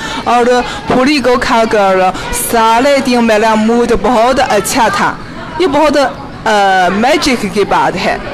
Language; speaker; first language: Hindi; non-native, fluent; Chinese